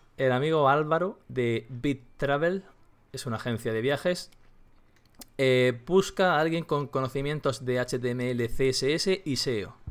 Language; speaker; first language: Spanish; native; Spanish